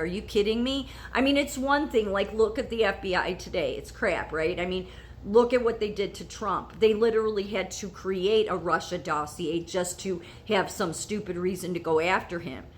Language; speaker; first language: English; native; English